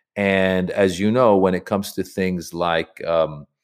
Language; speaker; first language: English; native; English